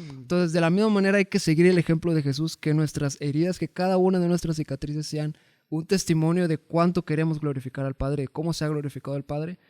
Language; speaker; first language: Spanish; native; Spanish